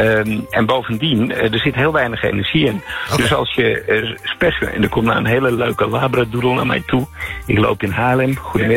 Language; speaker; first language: Dutch; native; Dutch